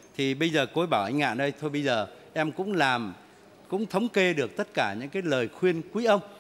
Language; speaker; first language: Vietnamese; native; Vietnamese